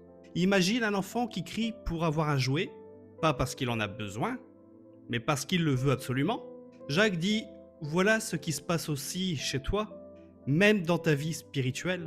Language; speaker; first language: French; native; French